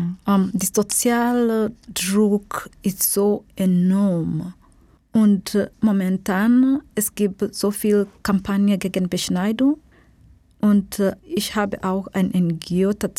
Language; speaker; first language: German; non-native, fluent; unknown